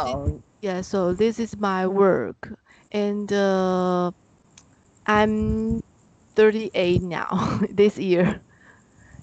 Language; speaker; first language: English; non-native, learner; Chinese